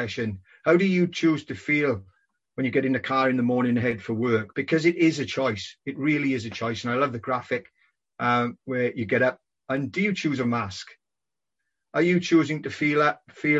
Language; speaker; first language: English; native; English